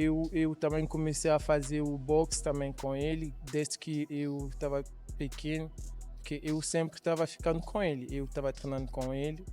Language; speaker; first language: Portuguese; non-native, learner; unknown